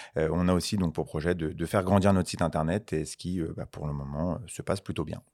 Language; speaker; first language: French; native; French